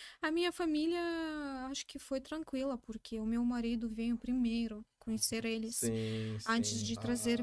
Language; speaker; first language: Portuguese; non-native, learner; Russian